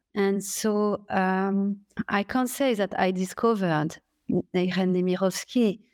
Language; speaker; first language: English; non-native, fluent; French